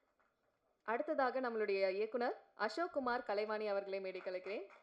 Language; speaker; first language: Tamil; native; Tamil